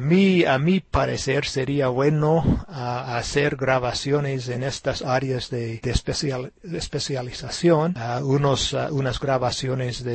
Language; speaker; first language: Spanish; non-native, fluent; English